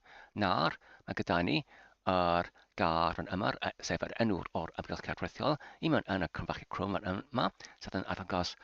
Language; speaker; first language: Welsh; non-native, learner; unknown